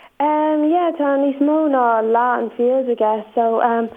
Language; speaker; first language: Irish; non-native, local second language; English